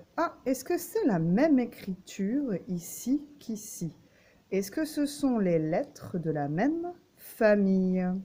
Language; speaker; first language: French; native; French